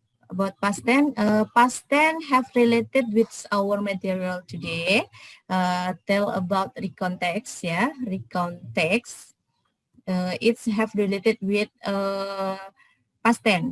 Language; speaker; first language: English; non-native, fluent; Indonesian